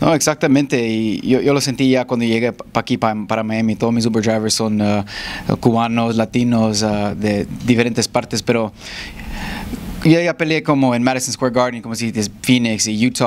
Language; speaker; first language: Spanish; early bilingual, heritage; Spanish